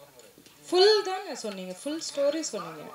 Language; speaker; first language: Tamil; non-native, local second language; Malayalam